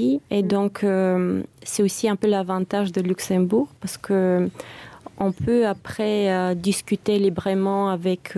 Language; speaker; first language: French; non-native, fluent; Bulgarian